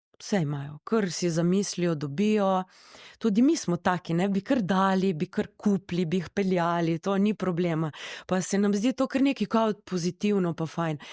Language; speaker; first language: Slovenian; native; Slovenian